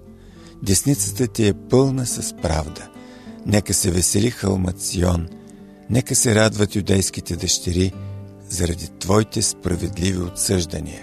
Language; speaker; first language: Bulgarian; native; Bulgarian